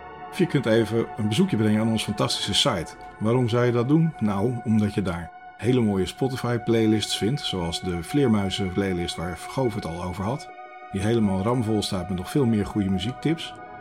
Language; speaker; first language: Dutch; native; Dutch